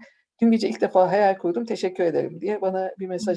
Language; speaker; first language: Turkish; native; Turkish